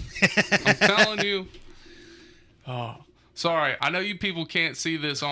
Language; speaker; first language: English; native; English